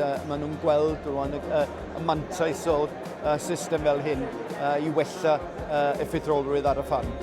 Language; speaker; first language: Welsh; native; Welsh